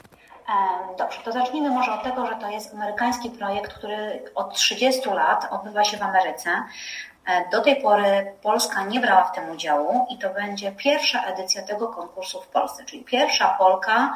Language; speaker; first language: Polish; native; Polish